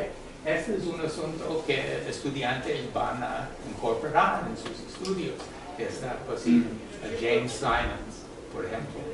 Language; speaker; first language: Spanish; non-native, learner; English